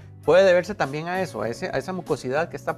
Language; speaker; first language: Spanish; native; Spanish